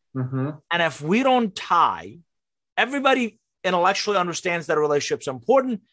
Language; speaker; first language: English; non-native, fluent; Persian